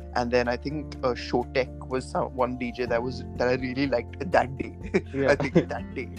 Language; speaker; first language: English; non-native, local second language; Marathi